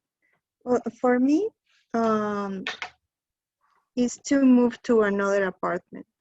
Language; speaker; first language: English; non-native, learner; Spanish